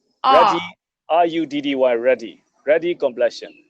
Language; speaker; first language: English; non-native, learner; Burmese